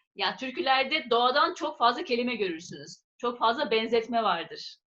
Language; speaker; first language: Turkish; native; Turkish